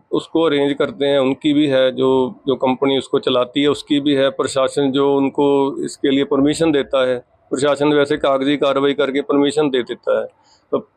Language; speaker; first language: Hindi; non-native, local second language; Punjabi